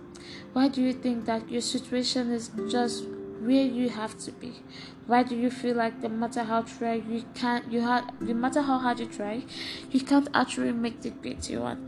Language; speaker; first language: English; non-native, local second language; Igbo